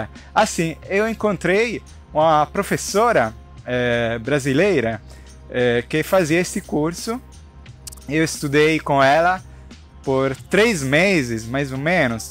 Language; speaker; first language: Portuguese; non-native, learner; Italian